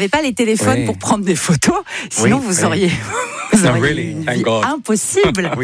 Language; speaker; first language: French; native; French